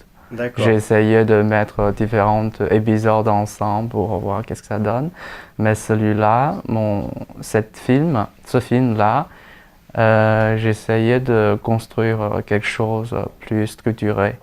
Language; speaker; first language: French; non-native, fluent; Chinese